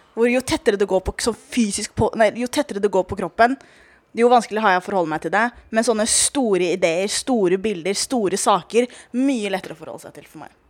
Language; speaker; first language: Norwegian; early bilingual, other home language; Somali